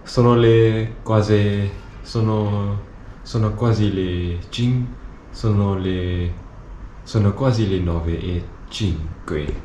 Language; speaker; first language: Italian; non-native, learner; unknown